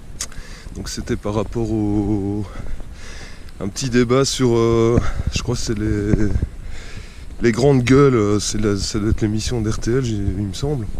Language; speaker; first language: French; native; French